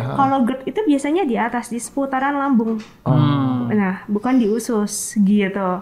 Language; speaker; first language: Indonesian; native; Indonesian